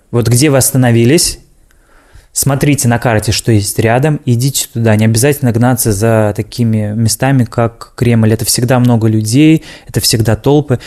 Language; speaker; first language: Russian; native; Russian